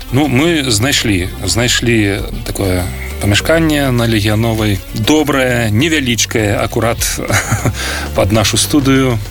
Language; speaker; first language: Belarusian; non-native, local second language; Russian